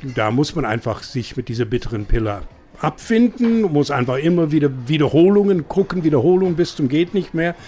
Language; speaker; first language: German; non-native, fluent; English